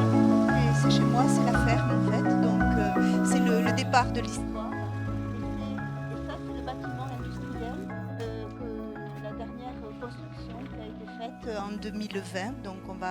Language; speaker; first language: French; native; French